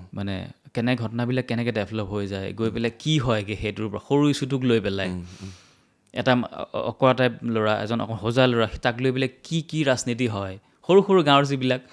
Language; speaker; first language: Assamese; native; Assamese